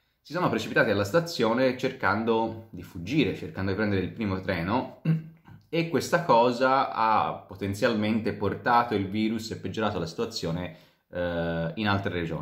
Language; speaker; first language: Italian; native; Italian